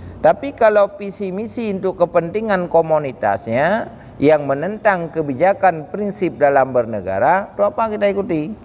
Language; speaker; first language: Malay; non-native, local second language; Achinese